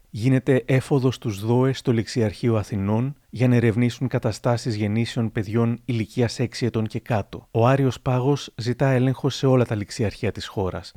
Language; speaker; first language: Greek; native; Greek